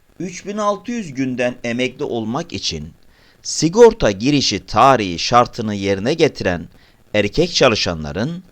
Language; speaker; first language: Turkish; native; Turkish